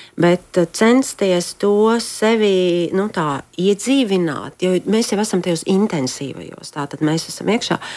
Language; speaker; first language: Latvian; native; Latvian